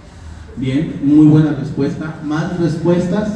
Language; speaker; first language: Spanish; native; Spanish